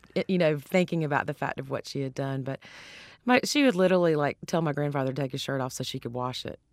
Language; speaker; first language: English; native; English